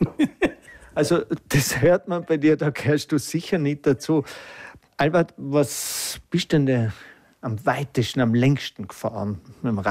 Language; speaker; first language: German; native; German